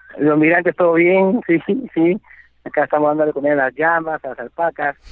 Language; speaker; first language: Spanish; native; Spanish